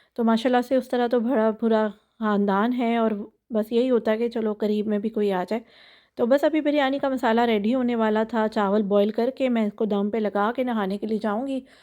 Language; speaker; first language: Urdu; native; Urdu